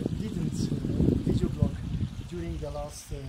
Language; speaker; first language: English; non-native, fluent; Dutch